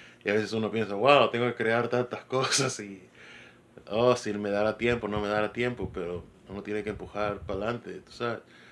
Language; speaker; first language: Spanish; early bilingual, heritage; Spanish